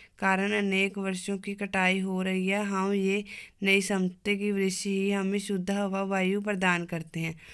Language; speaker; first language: Hindi; non-native, local second language; Punjabi